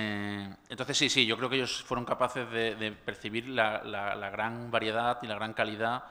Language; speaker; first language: Spanish; native; Spanish